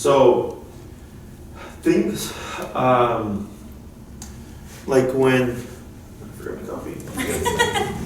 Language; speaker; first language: English; native; English